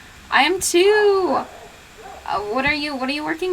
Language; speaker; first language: English; native; English